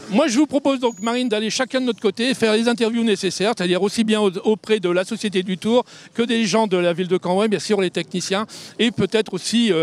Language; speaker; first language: French; native; French